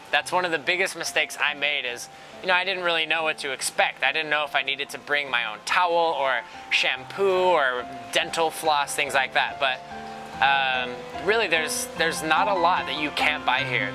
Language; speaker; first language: English; native; English